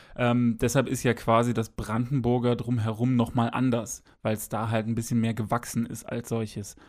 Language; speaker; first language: German; native; German